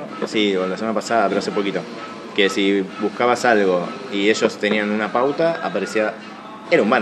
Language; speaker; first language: Spanish; native; Spanish